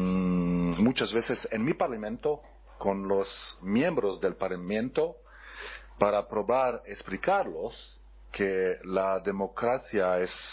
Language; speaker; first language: Spanish; non-native, learner; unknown